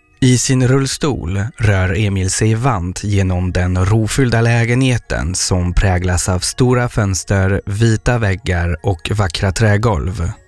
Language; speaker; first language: Swedish; non-native, fluent; French